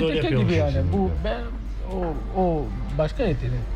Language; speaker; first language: Turkish; non-native, learner; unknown